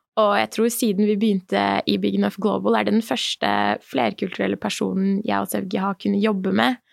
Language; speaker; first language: Norwegian; early bilingual, other home language; Persian